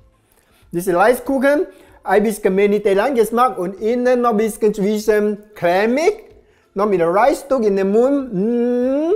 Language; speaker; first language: German; non-native, learner; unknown